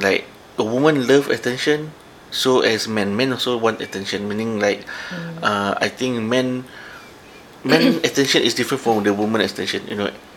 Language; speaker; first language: English; non-native, local second language; Malay